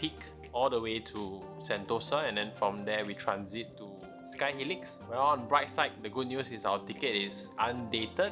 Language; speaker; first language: English; native; English